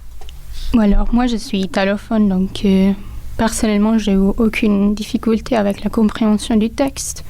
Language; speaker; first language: French; non-native, local second language; Italian